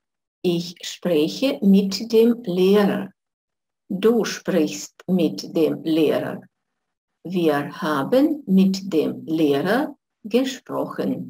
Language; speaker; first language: German; non-native, fluent; Russian